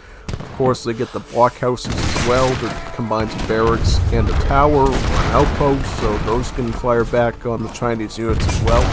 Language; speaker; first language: English; native; English